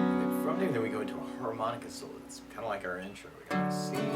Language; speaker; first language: English; native; English